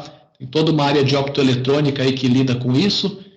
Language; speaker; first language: Portuguese; native; Portuguese